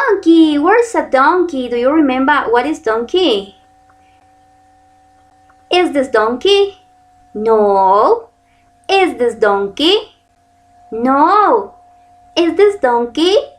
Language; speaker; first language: English; non-native, learner; Spanish